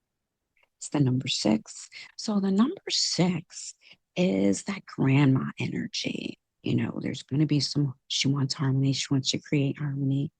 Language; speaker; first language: English; native; English